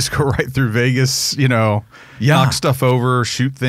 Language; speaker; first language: English; native; English